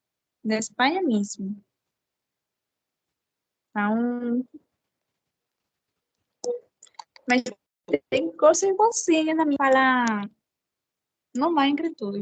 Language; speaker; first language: Portuguese; non-native, fluent; Spanish